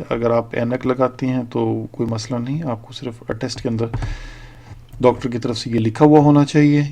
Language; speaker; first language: Urdu; native; Urdu